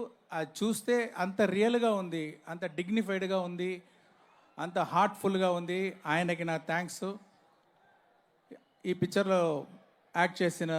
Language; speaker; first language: Telugu; non-native, learner; Tamil